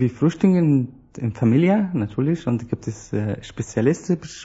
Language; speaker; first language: German; non-native, learner; Arabic